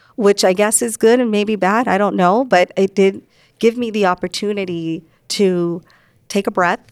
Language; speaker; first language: English; early bilingual, other home language; Hindi